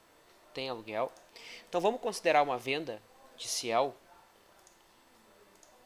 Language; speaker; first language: Portuguese; native; Portuguese